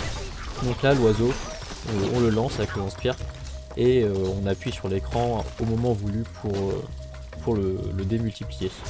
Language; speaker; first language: French; native; French